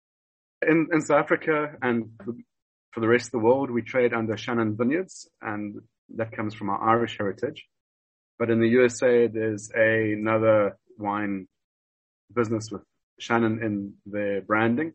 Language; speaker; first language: English; native; English